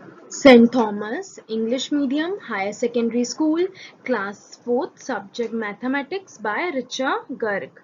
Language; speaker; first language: English; non-native, local second language; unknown